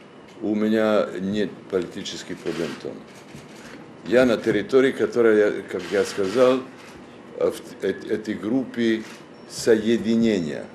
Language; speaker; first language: Russian; non-native, fluent; Serbian